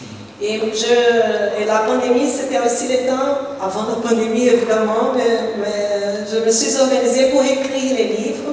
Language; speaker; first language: French; non-native, fluent; Portuguese